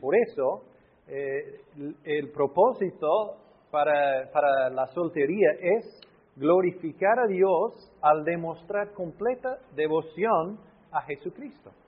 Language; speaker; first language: Spanish; non-native, fluent; English